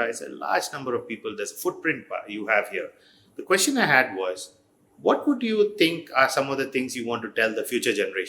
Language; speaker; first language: English; non-native, fluent; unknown